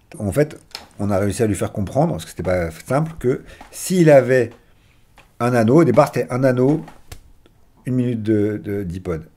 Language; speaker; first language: French; native; French